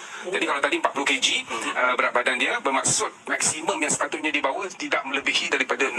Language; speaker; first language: Malay; native; Malay